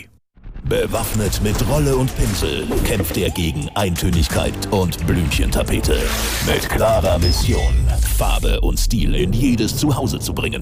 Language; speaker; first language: German; native; German